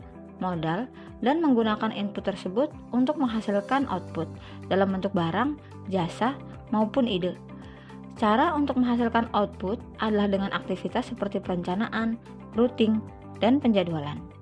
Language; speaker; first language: Indonesian; native; Indonesian